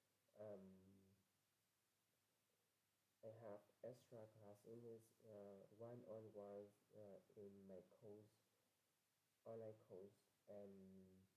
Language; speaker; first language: English; non-native, learner; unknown